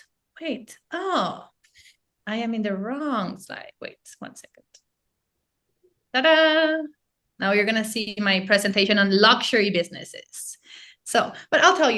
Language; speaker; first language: English; non-native, fluent; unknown